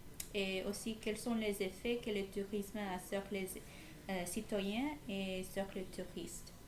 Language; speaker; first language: French; non-native, learner; English